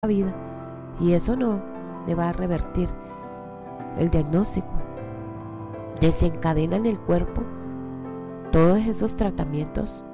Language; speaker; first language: Spanish; native; Spanish